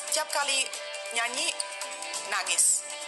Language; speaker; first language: Indonesian; non-native, fluent; German